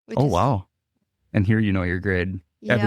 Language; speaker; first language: English; native; English